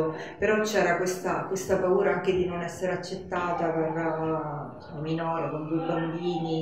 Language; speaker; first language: Italian; native; Italian